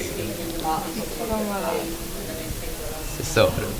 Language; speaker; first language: French; native; French